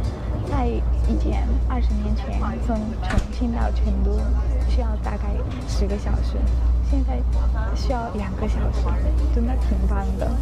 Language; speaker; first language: Chinese; non-native, fluent; Spanish